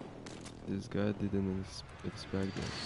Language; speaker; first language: English; non-native, learner; Ukrainian